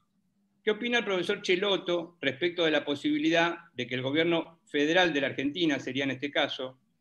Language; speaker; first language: Spanish; native; Spanish